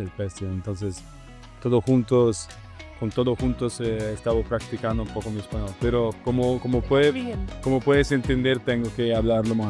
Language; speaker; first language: Spanish; non-native, learner; Italian